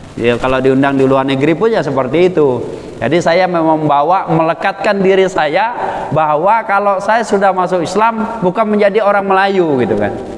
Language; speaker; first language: Indonesian; non-native, local second language; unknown